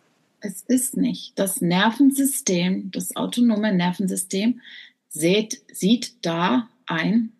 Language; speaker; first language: German; non-native, fluent; English